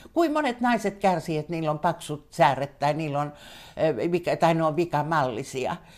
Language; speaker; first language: Finnish; native; Finnish